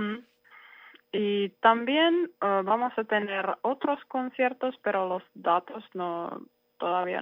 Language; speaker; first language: Spanish; non-native, learner; Finnish